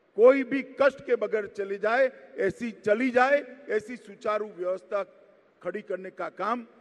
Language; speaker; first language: Hindi; non-native, local second language; Gujarati